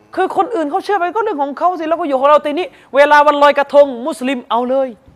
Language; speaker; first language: Thai; non-native, local second language; Malay